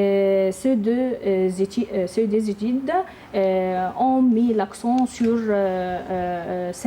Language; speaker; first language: French; non-native, learner; Arabic